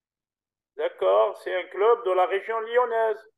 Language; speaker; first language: French; native; French